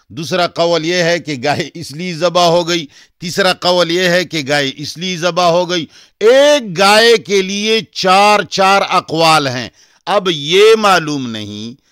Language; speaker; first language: Urdu; non-native, local second language; Pashto